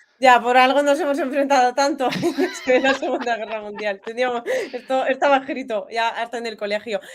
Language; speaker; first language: Spanish; non-native, fluent; Russian